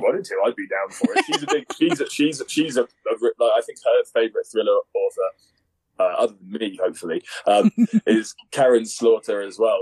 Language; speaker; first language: English; native; English